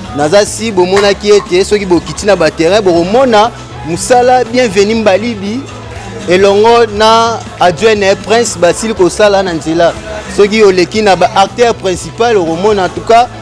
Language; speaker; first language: Lingala; native; Lingala